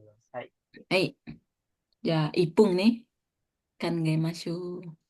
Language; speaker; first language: Japanese; non-native, fluent; Indonesian